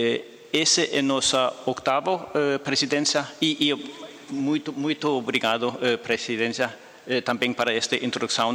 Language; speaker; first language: Portuguese; non-native, fluent; Danish